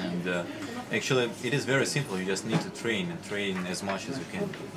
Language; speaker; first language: English; non-native, fluent; Russian